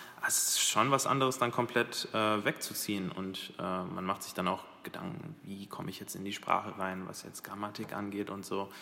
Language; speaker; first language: German; early bilingual, other home language; Arabic